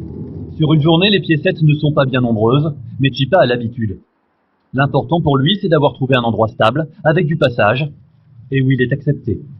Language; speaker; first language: French; native; French